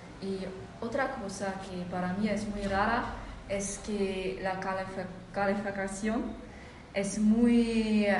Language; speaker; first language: Spanish; non-native, fluent; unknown